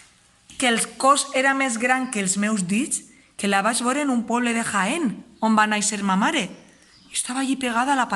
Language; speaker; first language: Catalan; native; Catalan